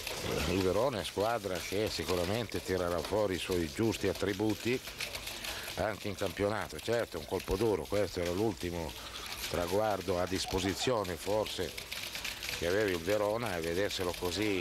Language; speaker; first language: Italian; native; Italian